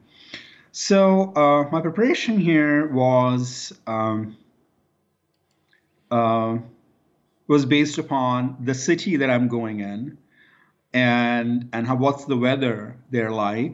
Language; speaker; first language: English; non-native, local second language; Hindi